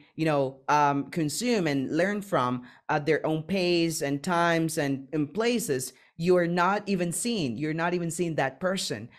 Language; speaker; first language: English; non-native, fluent; Spanish